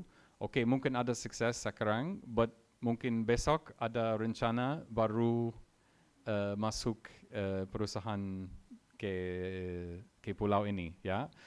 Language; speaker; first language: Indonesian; non-native, learner; English